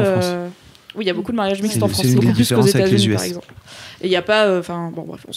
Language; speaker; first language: French; native; French